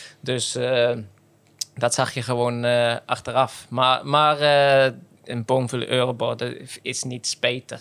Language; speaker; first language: Dutch; non-native, fluent; Norwegian